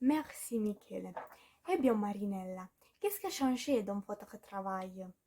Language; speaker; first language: French; non-native, learner; Italian